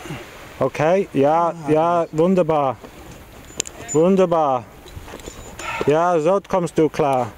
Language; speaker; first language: German; non-native, fluent; Italian